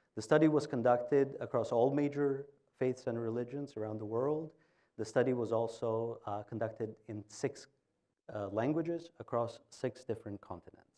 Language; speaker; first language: English; non-native, fluent; Albanian